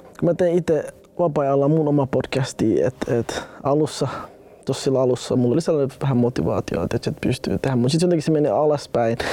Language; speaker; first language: Finnish; early bilingual, other home language; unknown